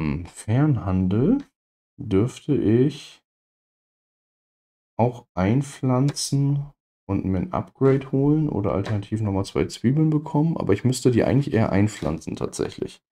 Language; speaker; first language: German; native; German